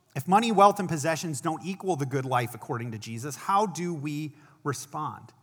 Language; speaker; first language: English; native; English